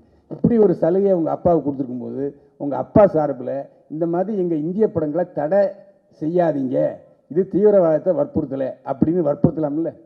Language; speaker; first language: Tamil; native; Tamil